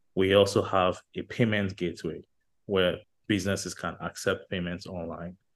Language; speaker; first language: English; non-native, local second language; Yoruba